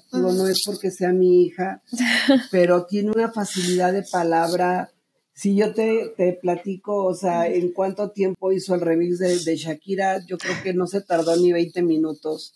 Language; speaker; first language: Spanish; native; Spanish